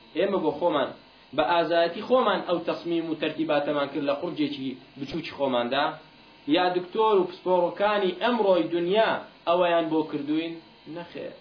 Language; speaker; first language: Central Kurdish; non-native, local second language; Kurdish